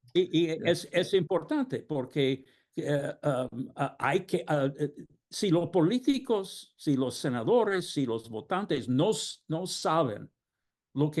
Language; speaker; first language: Spanish; non-native, fluent; English